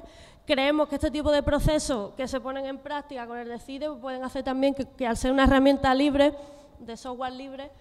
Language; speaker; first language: Spanish; native; Spanish